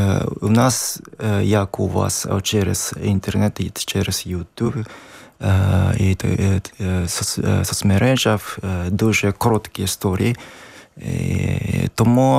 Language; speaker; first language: Ukrainian; non-native, learner; Japanese